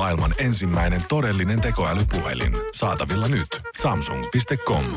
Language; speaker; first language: Finnish; native; Finnish